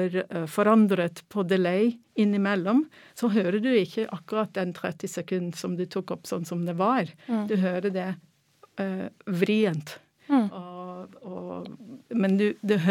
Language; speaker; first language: Norwegian; non-native, fluent; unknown